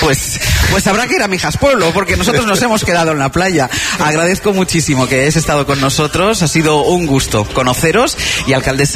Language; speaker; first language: Spanish; native; Spanish